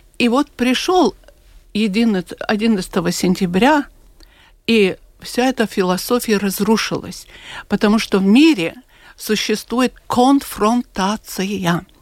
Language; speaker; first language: Russian; non-native, local second language; Latvian